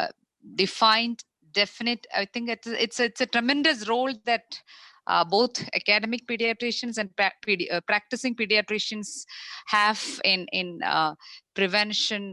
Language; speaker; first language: English; non-native, local second language; Malayalam